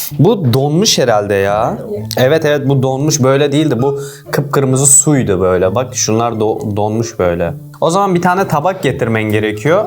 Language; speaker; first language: Turkish; non-native, fluent; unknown